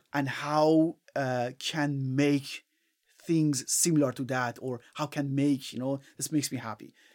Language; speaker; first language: English; non-native, fluent; Persian